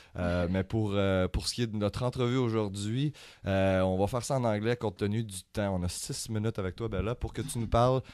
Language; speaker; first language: French; native; French